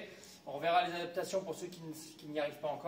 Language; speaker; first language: French; native; French